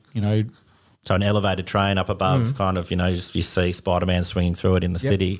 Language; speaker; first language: English; native; English